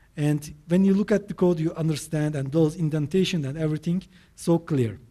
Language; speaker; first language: English; non-native, fluent; Turkish